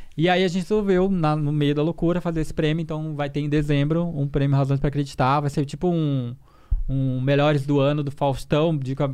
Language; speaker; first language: Portuguese; native; Portuguese